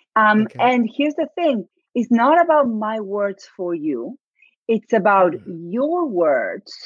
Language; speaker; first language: English; non-native, fluent; Spanish